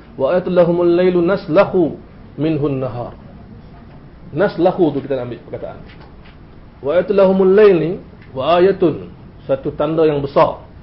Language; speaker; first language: Malay; native; Malay